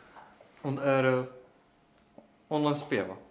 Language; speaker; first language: German; non-native, learner; Slovak